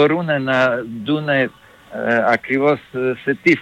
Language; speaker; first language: Greek; non-native, fluent; Serbian